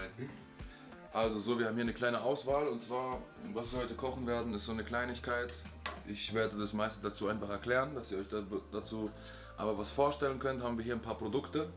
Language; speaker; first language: German; native; German